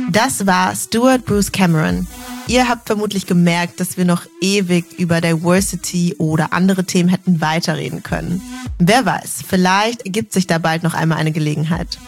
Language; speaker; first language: German; native; German